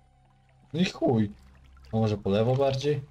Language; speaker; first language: Polish; native; Polish